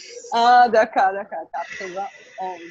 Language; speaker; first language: French; non-native, learner; Portuguese